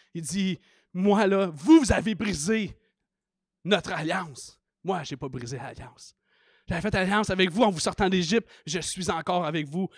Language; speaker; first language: French; native; French